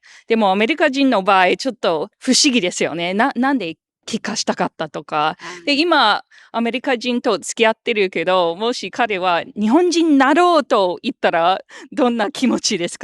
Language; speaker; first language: Japanese; non-native, fluent; English